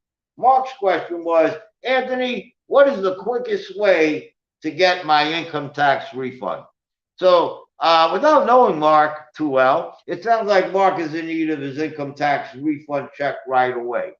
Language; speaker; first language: English; native; English